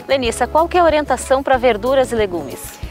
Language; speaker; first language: Portuguese; native; Portuguese